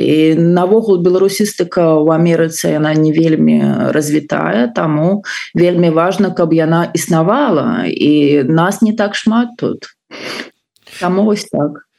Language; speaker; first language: Belarusian; non-native, local second language; Russian